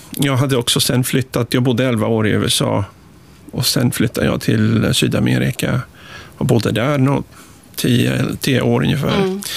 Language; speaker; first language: Swedish; early bilingual, other home language; Spanish